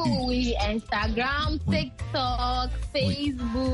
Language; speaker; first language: French; non-native, learner; Akan